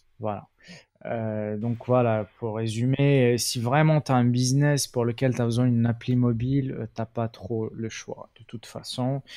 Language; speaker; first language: French; non-native, local second language; Arabic